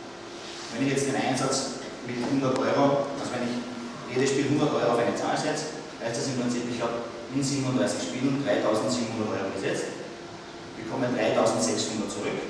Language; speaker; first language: German; native; German